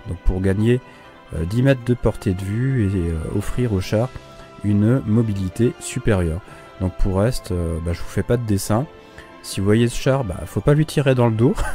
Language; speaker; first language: French; native; French